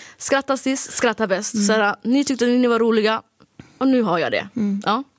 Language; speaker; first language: Swedish; early bilingual, other home language; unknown